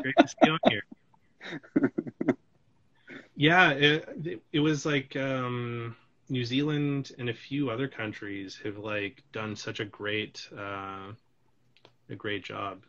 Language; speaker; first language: English; native; English